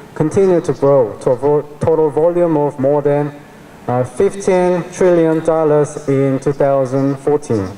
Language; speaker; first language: English; non-native, fluent; Korean